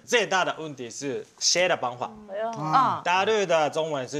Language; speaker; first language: Chinese; non-native, learner; Japanese